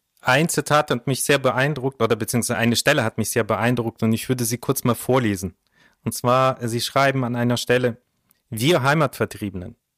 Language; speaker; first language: German; early bilingual, other home language; Russian